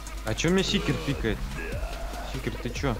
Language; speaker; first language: Russian; native; Russian